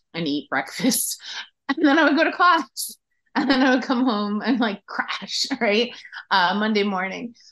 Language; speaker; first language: English; native; English